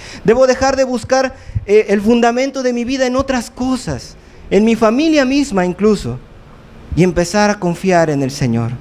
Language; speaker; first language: Spanish; native; Spanish